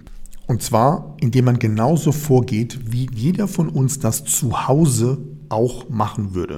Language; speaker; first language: German; native; German